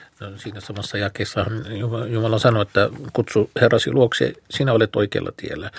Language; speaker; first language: Finnish; non-native, fluent; Arabic